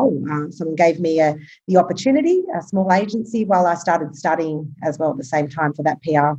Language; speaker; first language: English; native; English